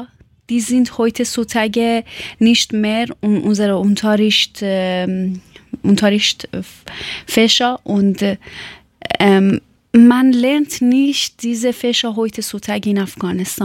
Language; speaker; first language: German; non-native, local second language; Persian